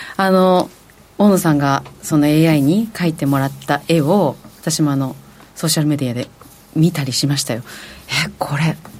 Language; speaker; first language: Japanese; native; Japanese